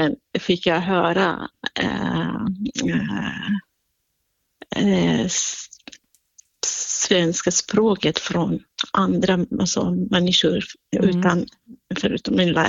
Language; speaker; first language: Swedish; non-native, fluent; Central Kurdish